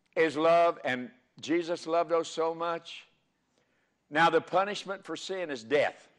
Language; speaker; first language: English; native; English